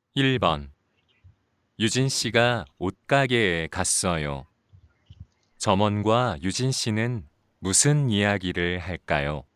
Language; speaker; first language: Korean; native; Korean